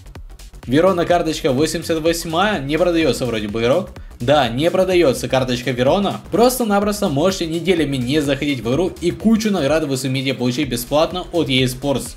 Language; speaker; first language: Russian; native; Russian